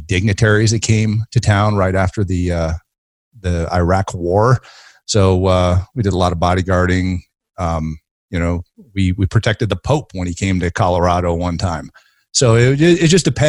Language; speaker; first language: English; native; English